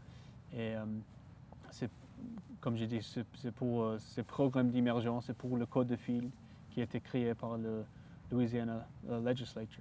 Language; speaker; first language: French; non-native, local second language; English